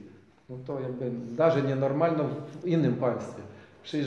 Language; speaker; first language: Polish; non-native, learner; Ukrainian